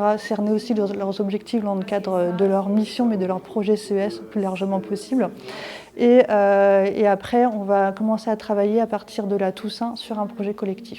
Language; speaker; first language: French; native; French